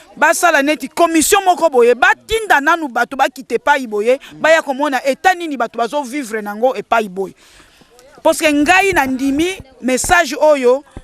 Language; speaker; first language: Lingala; native; Lingala